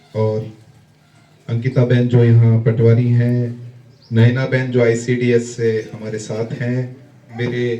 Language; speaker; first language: Hindi; native; Hindi